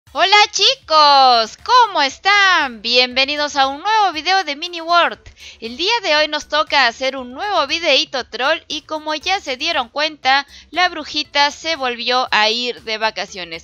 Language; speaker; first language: Spanish; native; Spanish